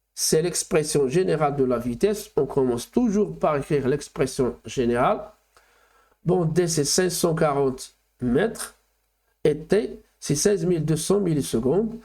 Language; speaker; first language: French; non-native, local second language; Arabic